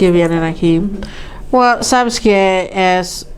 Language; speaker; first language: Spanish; early bilingual, heritage; Spanish